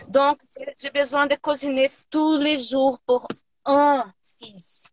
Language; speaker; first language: French; non-native, learner; Portuguese